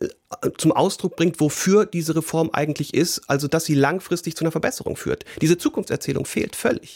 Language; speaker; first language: German; native; German